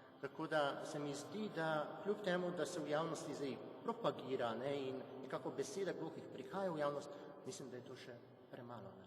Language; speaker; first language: Slovenian; non-native, fluent; Czech